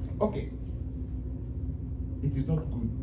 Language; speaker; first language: English; non-native, learner; French